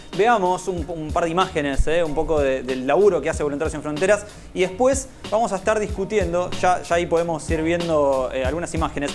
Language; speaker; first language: Spanish; native; Spanish